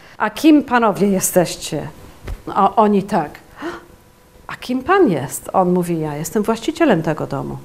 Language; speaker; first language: Polish; early bilingual, heritage; Polish